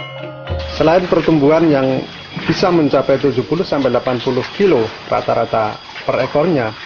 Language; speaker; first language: Indonesian; native; Indonesian